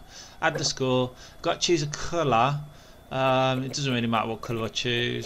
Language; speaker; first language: English; native; English